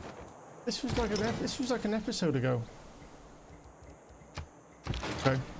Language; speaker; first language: English; native; English